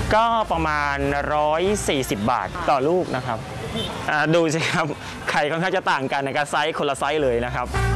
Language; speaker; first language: Thai; non-native, fluent; Khmer